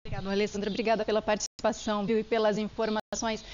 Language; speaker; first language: Portuguese; native; Portuguese